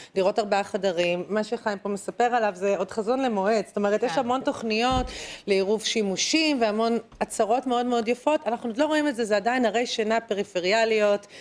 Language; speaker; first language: Hebrew; native; Hebrew